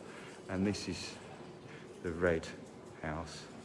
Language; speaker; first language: English; native; English